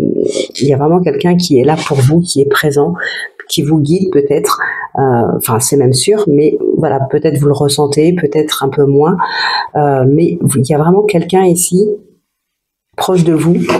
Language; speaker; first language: French; native; French